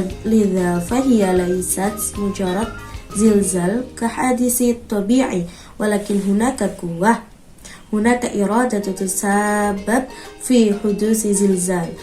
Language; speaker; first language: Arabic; non-native, learner; Indonesian